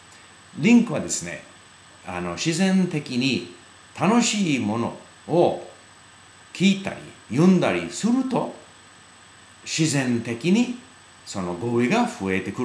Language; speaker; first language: Japanese; non-native, fluent; English